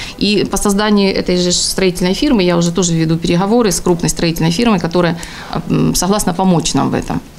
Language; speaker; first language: Russian; native; Russian